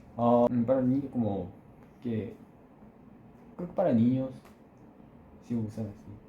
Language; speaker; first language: Spanish; non-native, learner; Korean